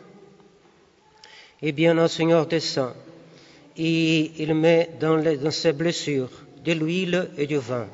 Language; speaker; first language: French; non-native, fluent; Portuguese